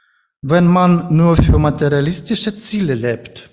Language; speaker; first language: German; non-native, learner; Ukrainian